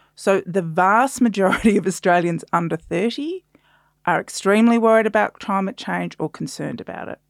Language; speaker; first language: English; native; English